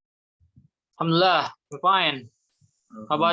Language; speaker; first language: English; non-native, fluent; Indonesian